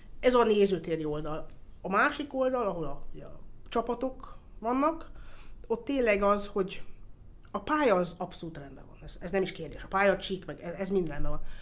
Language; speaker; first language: Hungarian; early bilingual, heritage; Hungarian